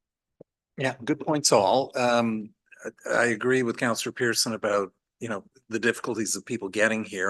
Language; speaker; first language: English; native; English